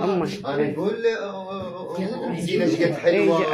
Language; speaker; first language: Arabic; native; Arabic